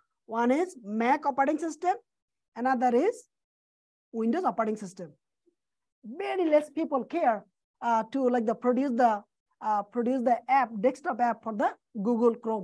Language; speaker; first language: English; non-native, fluent; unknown